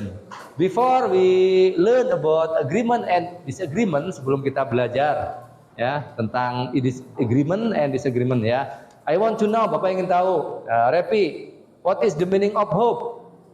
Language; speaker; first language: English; non-native, fluent; Indonesian